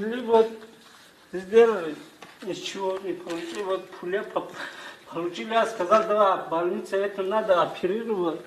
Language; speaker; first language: Russian; non-native, learner; Tajik